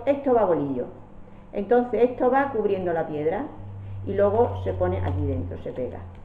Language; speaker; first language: Spanish; native; Spanish